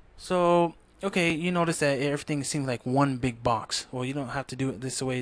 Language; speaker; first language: English; native; English